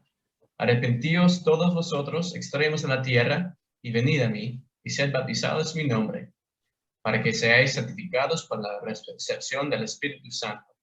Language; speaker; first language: Spanish; non-native, fluent; English